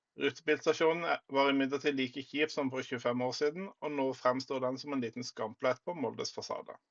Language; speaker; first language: Norwegian; native; Norwegian